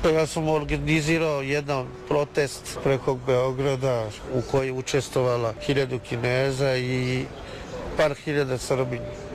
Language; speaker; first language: Serbian; non-native, fluent; Chinese